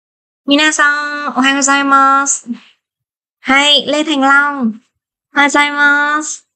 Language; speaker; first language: Japanese; non-native, fluent; Vietnamese